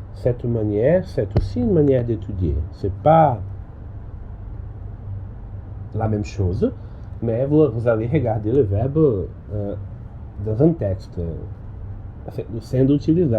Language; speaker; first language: French; non-native, learner; Portuguese